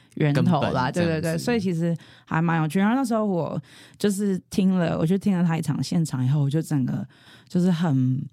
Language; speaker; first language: Chinese; non-native, local second language; Hakka Chinese